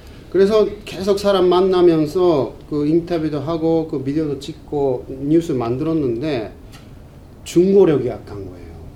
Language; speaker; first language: Korean; non-native, fluent; Japanese